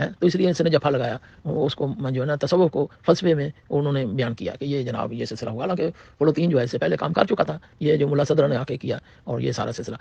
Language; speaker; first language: Urdu; non-native, local second language; Punjabi